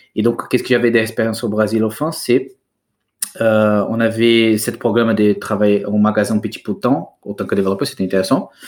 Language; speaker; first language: French; non-native, fluent; Portuguese